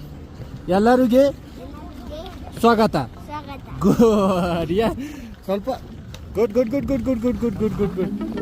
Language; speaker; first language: Kannada; non-native, local second language; Ladakhi